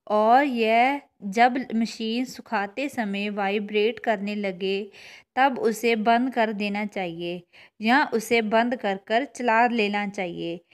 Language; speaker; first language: Hindi; non-native, local second language; Punjabi